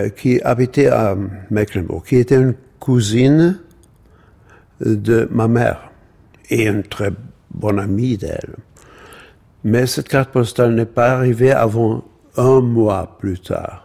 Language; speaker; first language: French; non-native, fluent; German